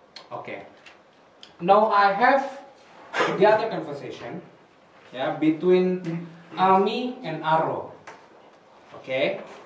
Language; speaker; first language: English; non-native, fluent; Indonesian